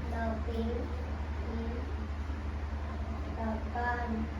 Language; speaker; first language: English; non-native, learner; Vietnamese